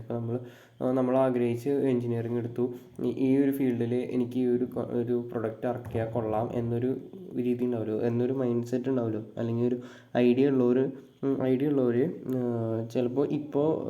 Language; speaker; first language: Malayalam; native; Malayalam